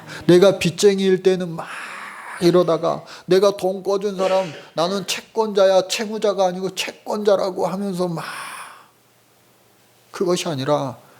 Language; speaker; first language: Korean; native; Korean